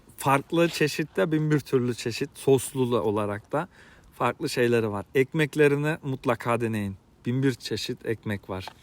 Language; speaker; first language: Turkish; early bilingual, heritage; Turkish